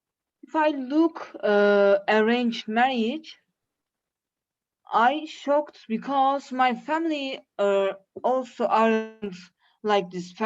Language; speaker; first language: English; non-native, learner; Turkish